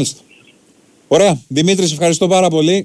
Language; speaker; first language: Greek; native; Greek